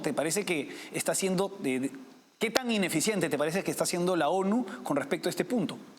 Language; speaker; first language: Spanish; native; Spanish